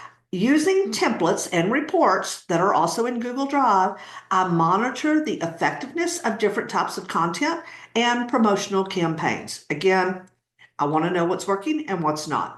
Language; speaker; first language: English; native; English